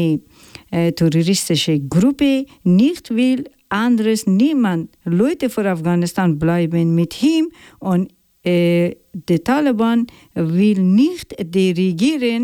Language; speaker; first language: German; non-native, learner; Persian